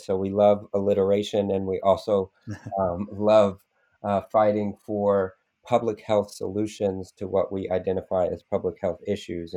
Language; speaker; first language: English; native; English